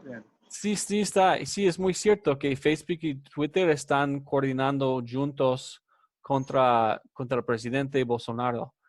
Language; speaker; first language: Spanish; non-native, fluent; English